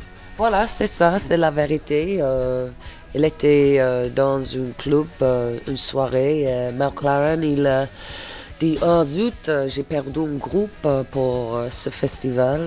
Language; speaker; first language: French; non-native, fluent; English